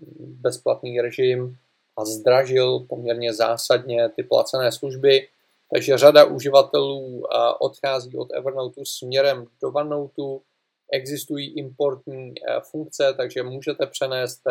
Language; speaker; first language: Czech; native; Czech